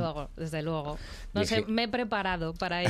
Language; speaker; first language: Spanish; native; Spanish